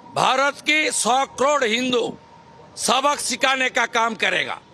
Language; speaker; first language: Hindi; non-native, local second language; Bangla